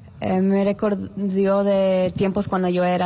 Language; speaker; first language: Spanish; early bilingual, heritage; English